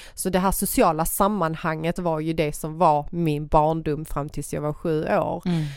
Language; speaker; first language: Swedish; early bilingual, other home language; Persian